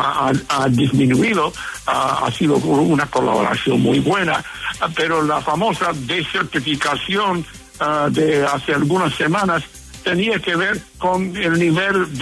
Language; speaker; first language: Spanish; non-native, fluent; English